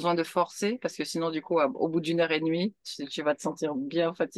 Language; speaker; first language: French; native; French